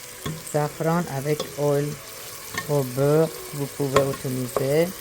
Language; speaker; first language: French; non-native, learner; Persian